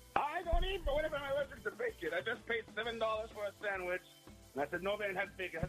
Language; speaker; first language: English; non-native, fluent; Arabic